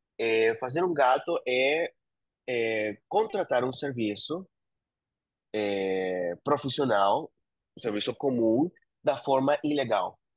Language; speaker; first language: Portuguese; non-native, fluent; Spanish